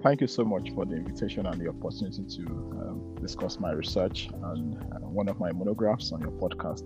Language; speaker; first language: English; non-native, local second language; Yoruba